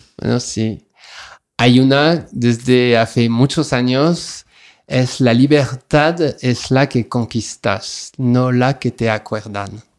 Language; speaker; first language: Spanish; non-native, fluent; French